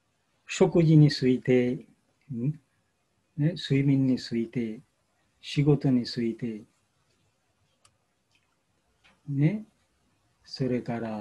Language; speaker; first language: Japanese; non-native, fluent; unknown